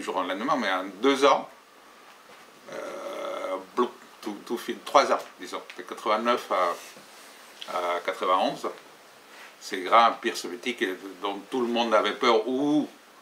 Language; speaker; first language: French; non-native, fluent; Spanish